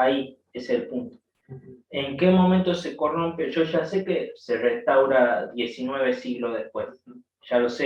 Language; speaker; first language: Spanish; native; Spanish